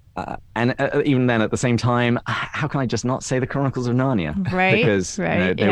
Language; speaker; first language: English; native; English